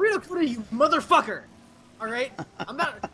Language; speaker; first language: English; native; English